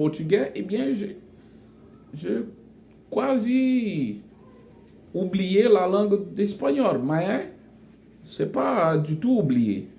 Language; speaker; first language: French; non-native, local second language; Haitian Creole